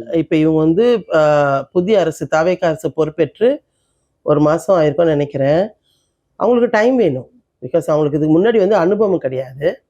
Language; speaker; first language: Tamil; native; Tamil